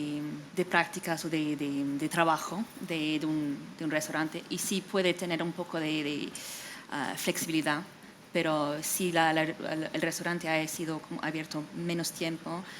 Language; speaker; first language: Spanish; non-native, fluent; English